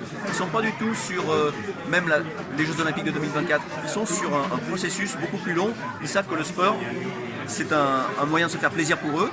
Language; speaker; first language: French; native; French